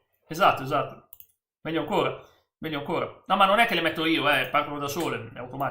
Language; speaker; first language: Italian; native; Italian